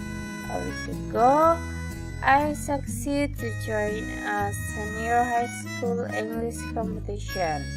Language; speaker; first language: English; non-native, fluent; Indonesian